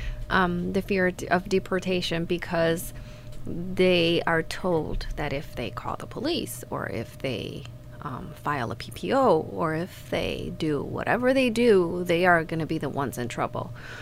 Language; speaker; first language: English; non-native, fluent; Spanish